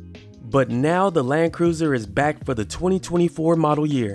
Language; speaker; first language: English; native; English